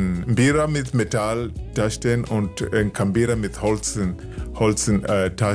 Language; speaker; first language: German; non-native, learner; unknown